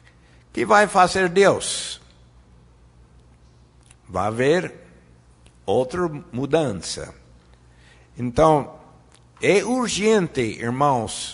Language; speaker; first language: Portuguese; non-native, fluent; Spanish